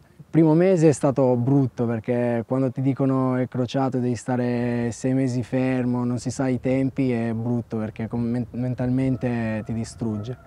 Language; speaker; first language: Italian; early bilingual, other home language; Albanian